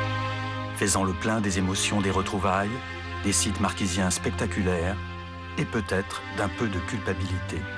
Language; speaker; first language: French; native; French